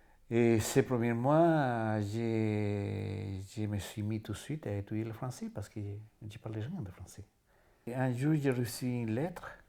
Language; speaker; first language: French; non-native, fluent; Spanish